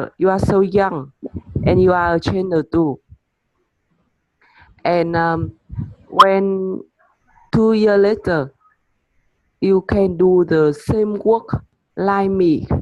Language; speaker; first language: English; non-native, learner; Vietnamese